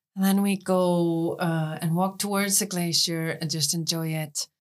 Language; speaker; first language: English; non-native, fluent; Icelandic